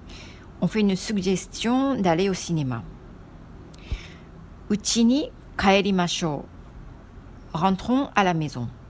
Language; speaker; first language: French; non-native, fluent; Japanese